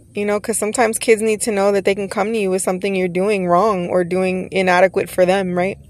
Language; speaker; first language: English; native; English